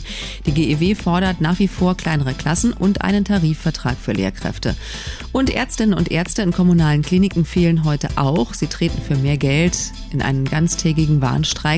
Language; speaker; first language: German; native; German